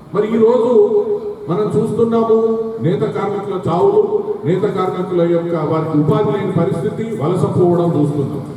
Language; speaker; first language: Telugu; native; Telugu